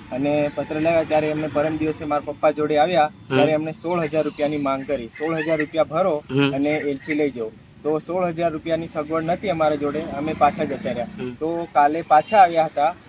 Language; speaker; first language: Gujarati; non-native, local second language; Bhili